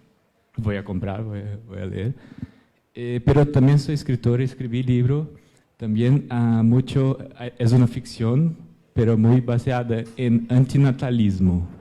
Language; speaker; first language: Spanish; non-native, learner; Portuguese